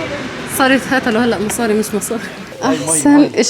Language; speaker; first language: Arabic; native; Arabic